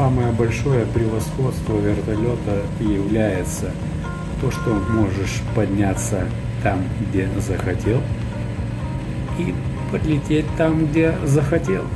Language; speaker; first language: Russian; native; Russian